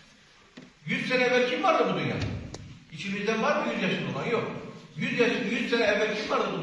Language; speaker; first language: Turkish; native; Turkish